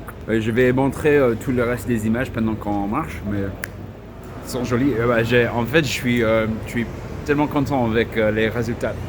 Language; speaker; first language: French; non-native, fluent; English